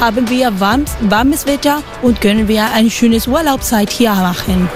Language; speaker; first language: German; non-native, learner; Spanish